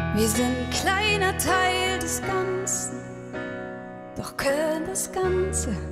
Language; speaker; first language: German; native; German